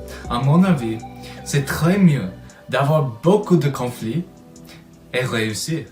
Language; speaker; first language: French; non-native, fluent; English